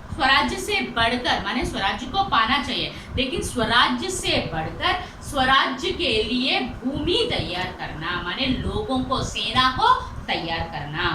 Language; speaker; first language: Hindi; non-native, local second language; Telugu